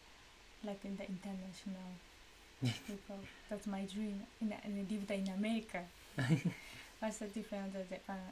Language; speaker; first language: English; non-native, learner; Japanese